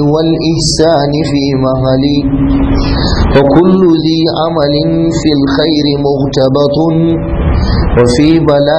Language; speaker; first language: Arabic; non-native, fluent; Hausa